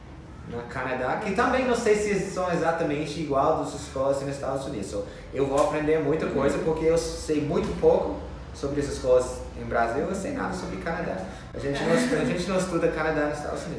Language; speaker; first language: Portuguese; non-native, fluent; English